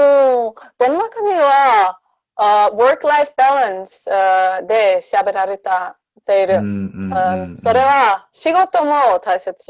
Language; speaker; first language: Japanese; non-native, learner; Danish